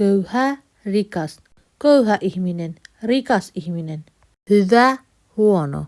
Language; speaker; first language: Finnish; non-native, learner; Bangla